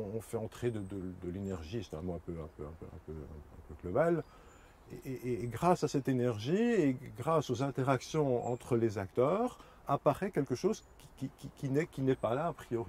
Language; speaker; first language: French; native; French